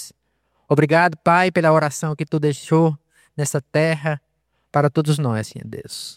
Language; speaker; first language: Portuguese; native; Portuguese